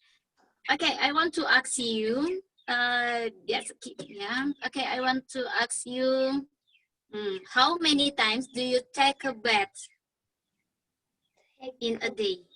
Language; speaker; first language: English; non-native, learner; Indonesian